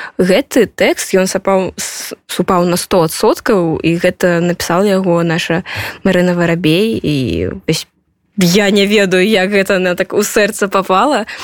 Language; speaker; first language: Belarusian; non-native, local second language; Russian